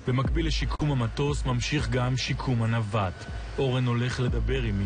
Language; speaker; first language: Hebrew; native; Hebrew